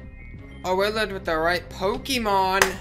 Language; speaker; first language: English; native; English